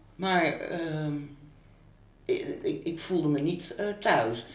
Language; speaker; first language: Dutch; native; Dutch